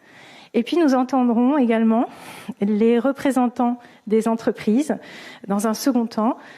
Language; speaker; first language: French; native; French